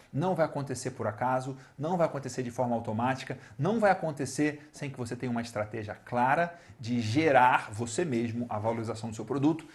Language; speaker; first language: Portuguese; native; Portuguese